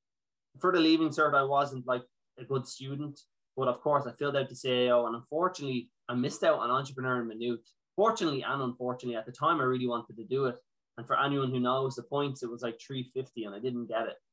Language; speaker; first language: English; native; English